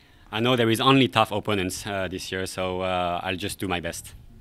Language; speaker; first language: English; non-native, fluent; Japanese